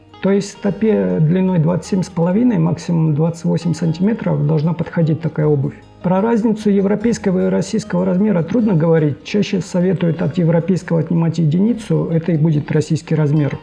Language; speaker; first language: Russian; native; Russian